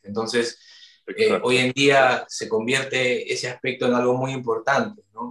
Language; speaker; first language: Spanish; native; Spanish